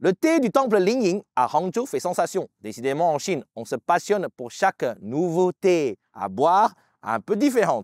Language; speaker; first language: French; native; French